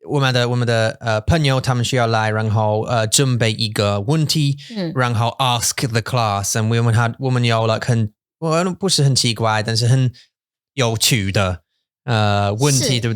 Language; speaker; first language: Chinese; non-native, fluent; English